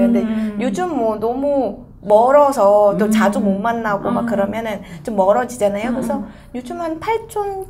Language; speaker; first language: Korean; non-native, fluent; Vietnamese